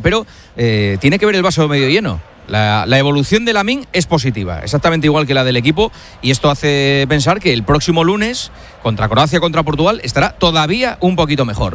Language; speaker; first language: Spanish; native; Spanish